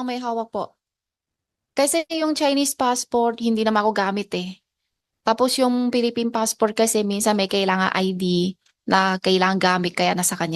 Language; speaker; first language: Filipino; non-native, learner; Chinese